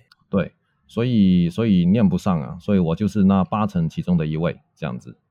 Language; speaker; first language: Chinese; non-native, local second language; Cantonese